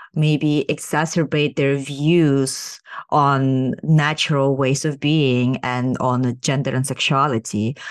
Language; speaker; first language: English; non-native, fluent; Kazakh